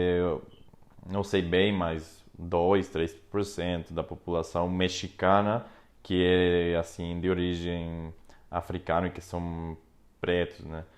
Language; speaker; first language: Portuguese; non-native, learner; Spanish